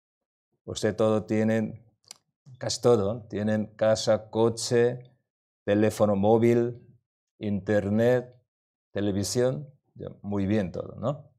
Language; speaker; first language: Spanish; non-native, learner; Korean